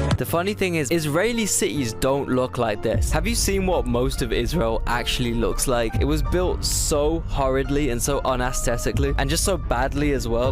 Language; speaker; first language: English; native; English